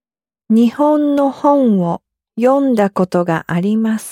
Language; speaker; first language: Japanese; non-native, learner; English